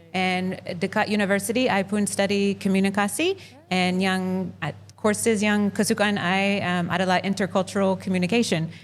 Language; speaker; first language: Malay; non-native, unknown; English